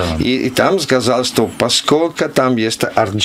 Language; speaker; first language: Russian; non-native, learner; Italian